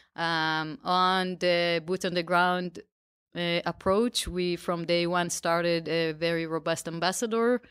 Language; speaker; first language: English; non-native, fluent; Hebrew